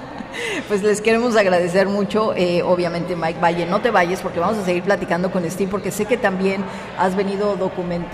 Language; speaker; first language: Spanish; native; Spanish